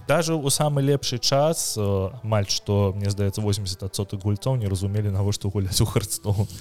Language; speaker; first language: Belarusian; non-native, local second language; Russian